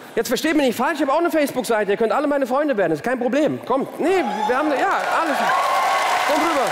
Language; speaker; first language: German; early bilingual, other home language; Turkish